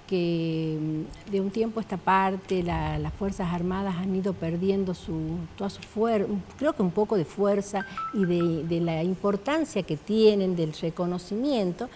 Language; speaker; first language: Spanish; native; Spanish